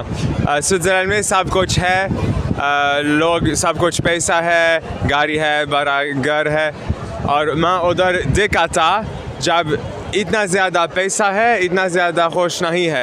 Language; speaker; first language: Hindi; non-native, learner; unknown